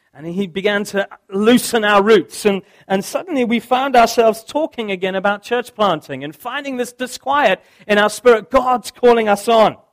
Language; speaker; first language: English; native; English